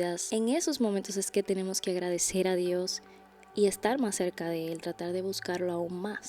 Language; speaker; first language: Spanish; native; Spanish